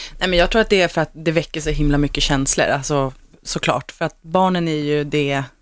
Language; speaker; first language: Swedish; native; Swedish